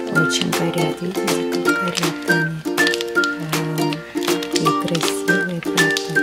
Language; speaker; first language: Russian; native; Russian